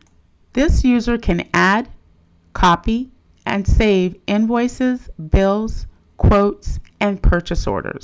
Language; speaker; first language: English; native; English